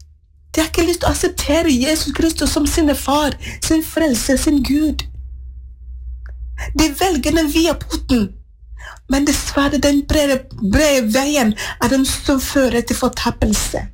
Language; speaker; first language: Norwegian; non-native, fluent; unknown